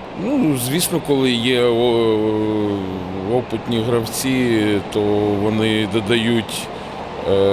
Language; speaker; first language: Ukrainian; non-native, local second language; Russian